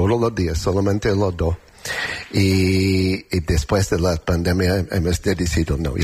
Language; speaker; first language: Spanish; non-native, learner; English